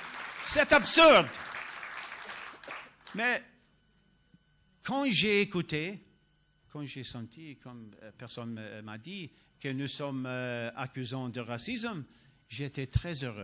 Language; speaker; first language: French; non-native, learner; English